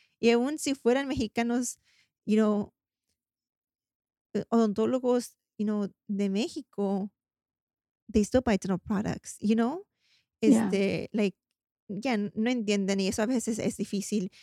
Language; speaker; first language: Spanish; early bilingual, heritage; Spanish